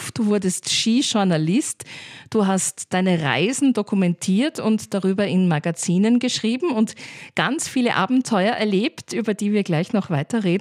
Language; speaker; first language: German; native; German